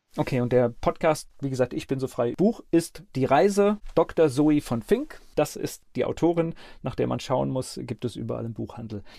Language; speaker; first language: German; native; German